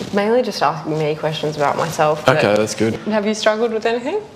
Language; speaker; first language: English; native; English